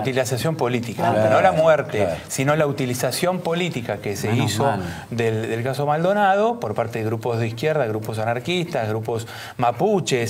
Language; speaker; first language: Spanish; native; Spanish